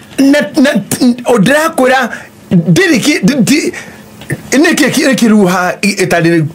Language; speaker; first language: Kikuyu; native; Kikuyu